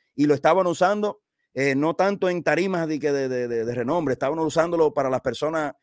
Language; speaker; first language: Spanish; native; Spanish